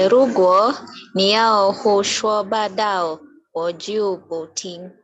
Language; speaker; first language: Chinese; non-native, learner; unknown